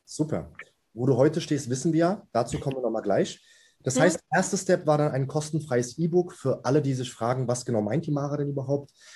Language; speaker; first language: German; native; German